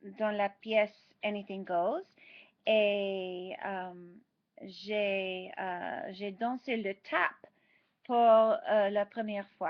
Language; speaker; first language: French; non-native, fluent; English